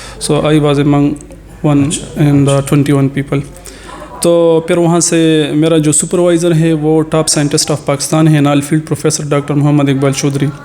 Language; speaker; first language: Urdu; non-native, local second language; Pashto